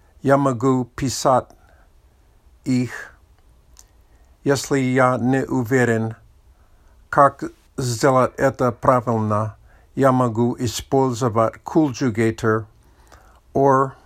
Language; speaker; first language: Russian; non-native, learner; English